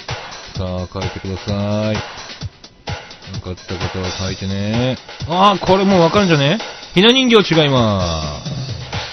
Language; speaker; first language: Japanese; native; Japanese